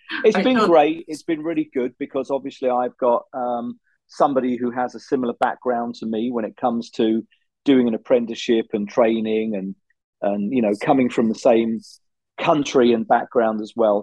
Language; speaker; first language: English; native; English